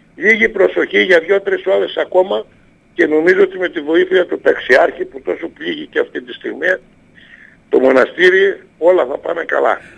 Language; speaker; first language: Greek; native; Greek